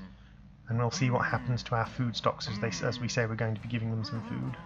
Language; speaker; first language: English; native; English